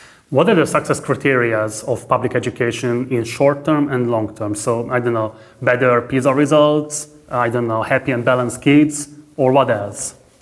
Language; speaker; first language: English; non-native, fluent; Hungarian